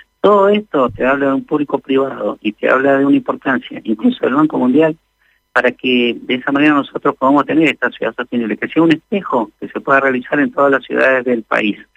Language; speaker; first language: Spanish; native; Spanish